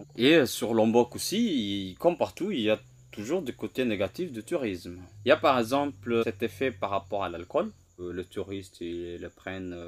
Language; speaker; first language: French; non-native, fluent; Indonesian